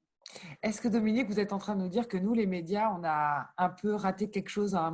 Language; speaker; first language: French; native; French